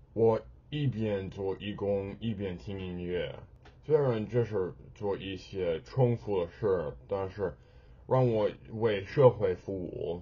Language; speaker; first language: Chinese; non-native, learner; English